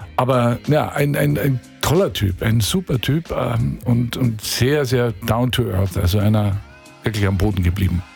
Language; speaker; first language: German; native; German